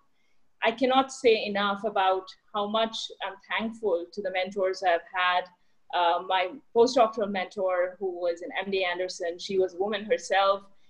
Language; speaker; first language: English; non-native, local second language; Bangla